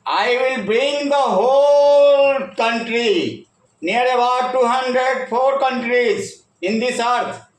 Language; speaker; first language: English; non-native, local second language; Hindi